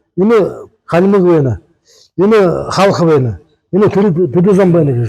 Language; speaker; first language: Mongolian; non-native, learner; Buriat